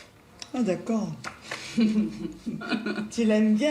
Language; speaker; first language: French; native; French